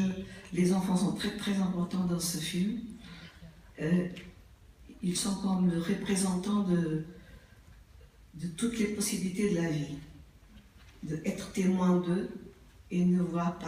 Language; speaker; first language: French; non-native, fluent; Portuguese